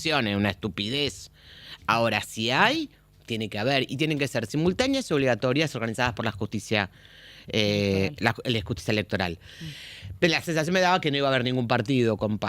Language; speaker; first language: Spanish; native; Spanish